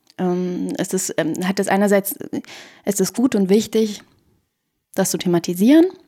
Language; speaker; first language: German; early bilingual, other home language; Persian